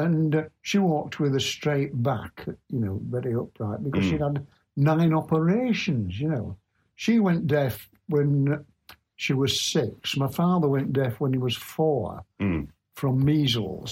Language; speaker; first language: English; native; English